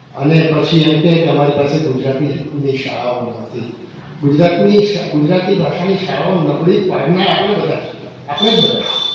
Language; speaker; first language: Gujarati; native; Gujarati